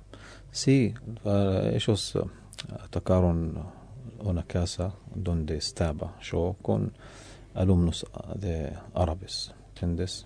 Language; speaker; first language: Spanish; non-native, learner; Arabic